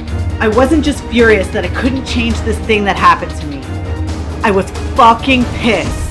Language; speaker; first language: English; native; English